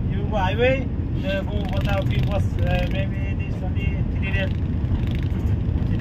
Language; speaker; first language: English; non-native, learner; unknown